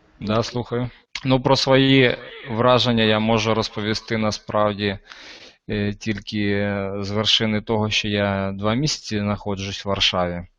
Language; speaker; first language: Ukrainian; non-native, local second language; Russian